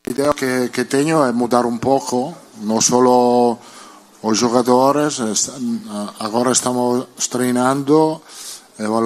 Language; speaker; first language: Portuguese; non-native, learner; Italian